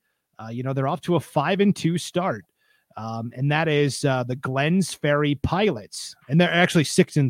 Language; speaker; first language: English; native; English